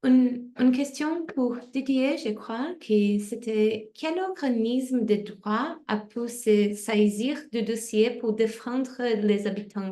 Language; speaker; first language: French; non-native, fluent; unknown